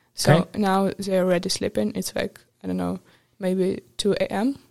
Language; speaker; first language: English; non-native, fluent; Ukrainian